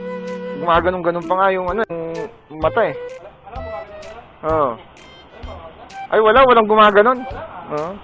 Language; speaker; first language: Filipino; native; Filipino